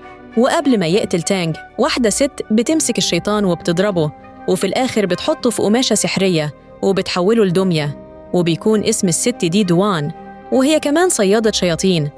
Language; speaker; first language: Arabic; native; Arabic